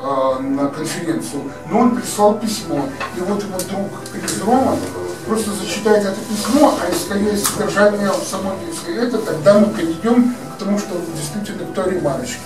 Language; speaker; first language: Russian; native; Russian